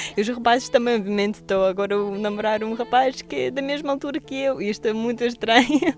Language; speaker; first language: Portuguese; non-native, fluent; Russian